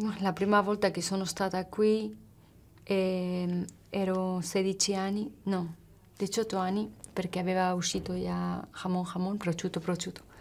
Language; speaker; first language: Italian; non-native, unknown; Spanish